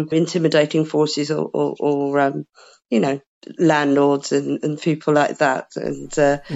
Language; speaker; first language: English; native; English